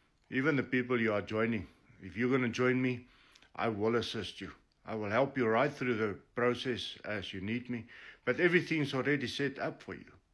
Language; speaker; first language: English; non-native, local second language; Afrikaans